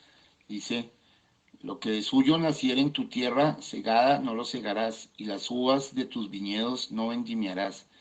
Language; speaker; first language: Spanish; native; Spanish